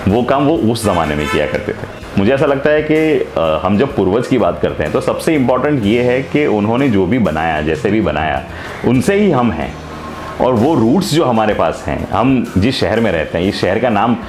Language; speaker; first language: Hindi; non-native, local second language; Gujarati